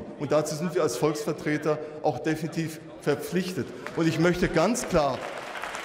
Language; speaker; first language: German; native; German